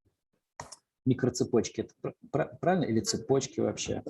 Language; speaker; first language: Russian; native; Russian